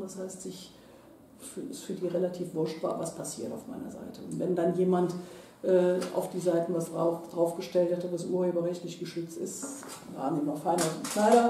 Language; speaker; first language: German; native; German